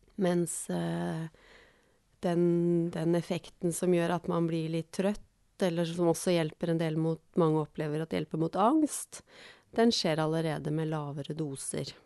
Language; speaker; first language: Norwegian; native; Norwegian